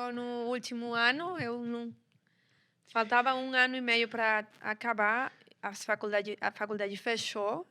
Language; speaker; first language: Portuguese; non-native, fluent; Spanish